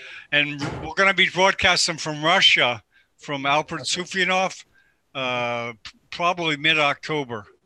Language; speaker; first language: English; native; English